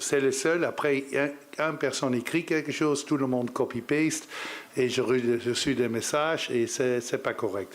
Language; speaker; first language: French; non-native, learner; Dutch